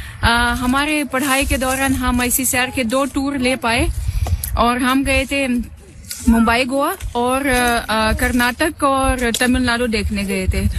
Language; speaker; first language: Hindi; non-native, fluent; Russian